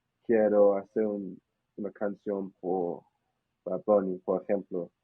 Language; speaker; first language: Spanish; non-native, learner; English